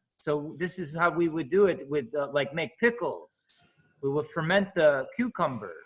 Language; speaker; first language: English; non-native, fluent; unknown